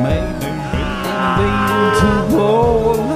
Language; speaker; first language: English; non-native, fluent; French